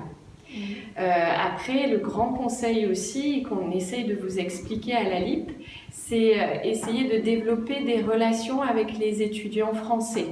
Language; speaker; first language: French; native; French